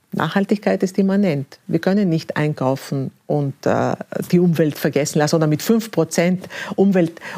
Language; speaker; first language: German; non-native, fluent; Greek